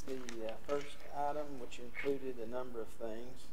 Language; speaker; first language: English; native; English